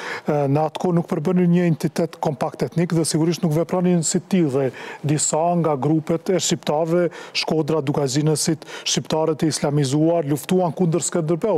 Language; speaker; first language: Albanian; native; Albanian